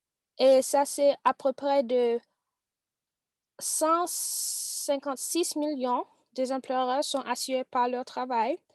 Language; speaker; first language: French; non-native, learner; English